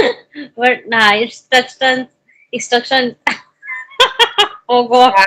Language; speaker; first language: English; non-native, learner; Hindi